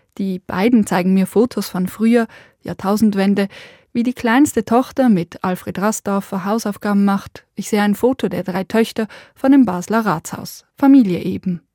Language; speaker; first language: German; native; German